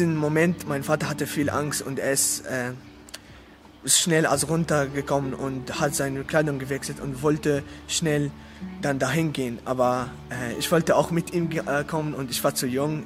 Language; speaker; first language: German; non-native, learner; Arabic